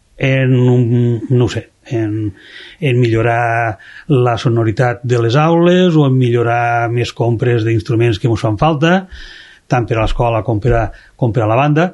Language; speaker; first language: Catalan; native; Catalan